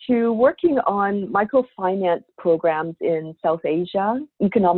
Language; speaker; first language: English; native; English